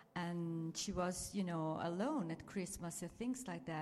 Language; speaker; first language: English; non-native, fluent; Italian